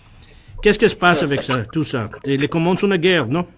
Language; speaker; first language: French; non-native, learner; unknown